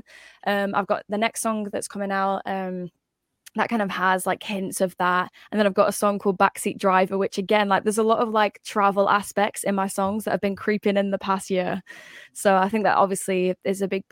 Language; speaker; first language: English; native; English